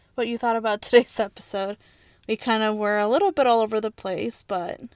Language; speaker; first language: English; early bilingual, other home language; Spanish